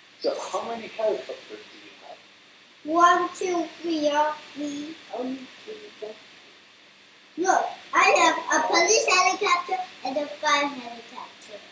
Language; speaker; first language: English; non-native, learner; Chinese